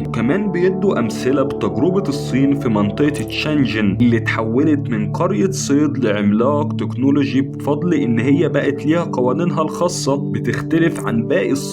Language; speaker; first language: Arabic; native; Arabic